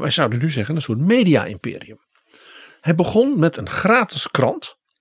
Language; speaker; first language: Dutch; native; Dutch